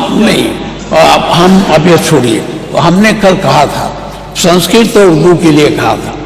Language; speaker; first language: Hindi; native; Hindi